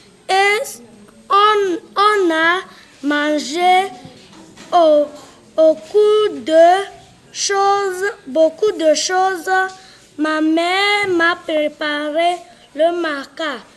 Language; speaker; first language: French; non-native, learner; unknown